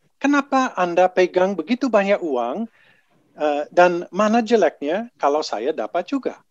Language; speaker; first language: Indonesian; non-native, fluent; English